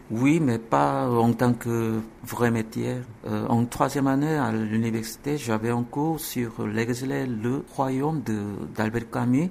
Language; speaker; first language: French; non-native, fluent; Korean